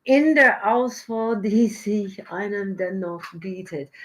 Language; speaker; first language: German; non-native, learner; English